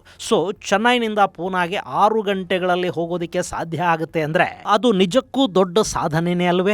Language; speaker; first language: Kannada; native; Kannada